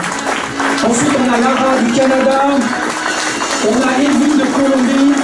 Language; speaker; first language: French; native; French